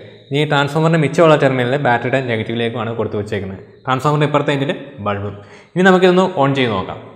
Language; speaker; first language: Malayalam; native; Malayalam